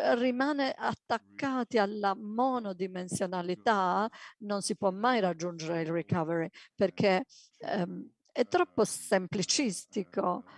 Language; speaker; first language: Italian; non-native, fluent; Dutch